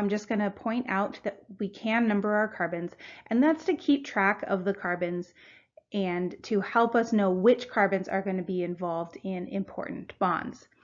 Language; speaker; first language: English; native; English